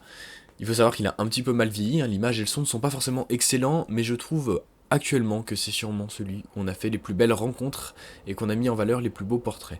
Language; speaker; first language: French; native; French